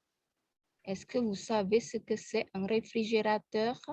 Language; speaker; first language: French; non-native, fluent; Indonesian